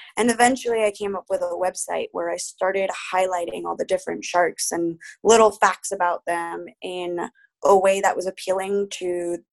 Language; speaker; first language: English; early bilingual, other home language; Spanish